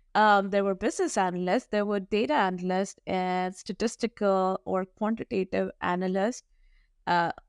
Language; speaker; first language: English; non-native, local second language; Hindi